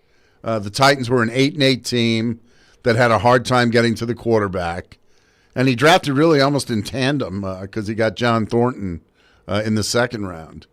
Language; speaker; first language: English; native; English